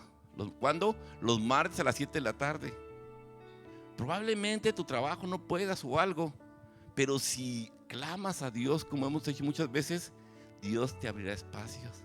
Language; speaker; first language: Spanish; native; Spanish